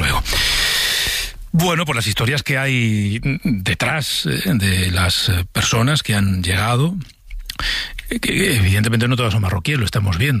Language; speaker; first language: Spanish; native; Spanish